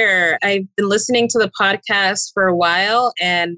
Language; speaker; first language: English; native; English